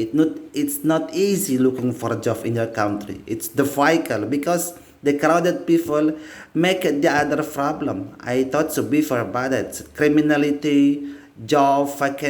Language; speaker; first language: English; non-native, learner; Indonesian